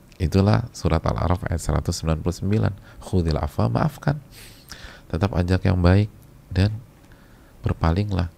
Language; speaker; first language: Indonesian; native; Indonesian